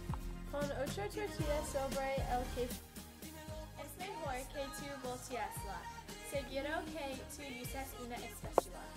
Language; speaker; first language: Spanish; non-native, learner; English